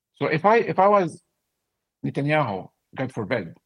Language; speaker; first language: English; non-native, fluent; Arabic